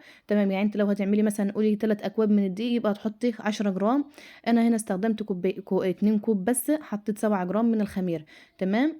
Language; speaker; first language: Arabic; native; Arabic